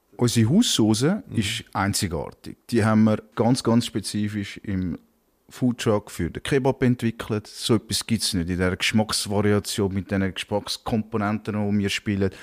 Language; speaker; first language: German; early bilingual, other home language; Turkish